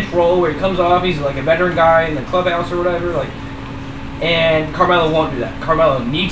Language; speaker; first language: English; native; English